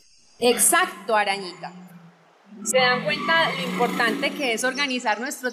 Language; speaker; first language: Spanish; native; Spanish